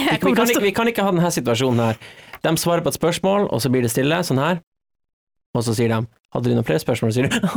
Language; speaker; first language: Norwegian; native; Norwegian